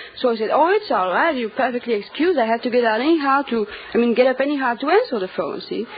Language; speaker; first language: English; non-native, fluent; French